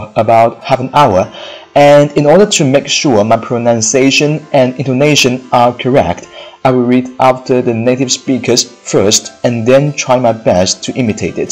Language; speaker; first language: English; non-native, fluent; Chinese